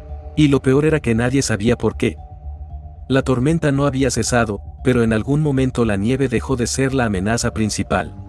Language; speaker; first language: Spanish; native; Spanish